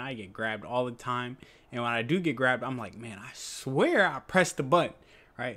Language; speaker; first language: English; native; English